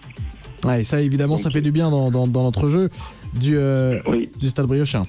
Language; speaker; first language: French; native; French